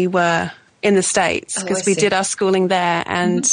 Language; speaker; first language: English; native; English